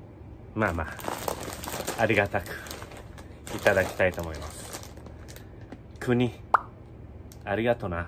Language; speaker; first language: Japanese; native; Japanese